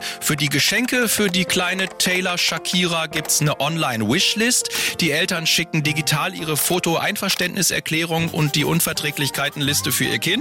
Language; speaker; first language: German; native; German